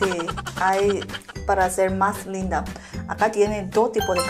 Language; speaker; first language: Spanish; non-native, learner; Korean